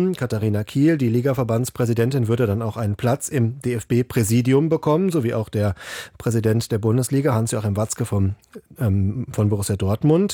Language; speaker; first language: German; native; German